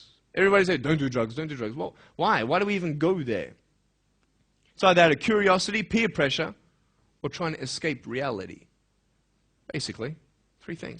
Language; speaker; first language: English; native; English